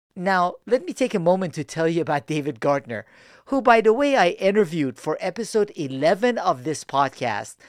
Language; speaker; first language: English; early bilingual, other home language; Persian